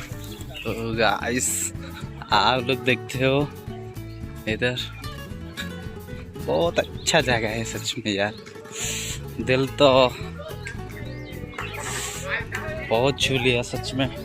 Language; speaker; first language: Hindi; non-native, local second language; Odia